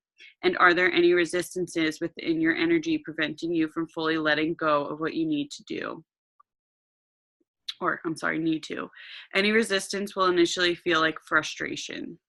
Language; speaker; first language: English; native; English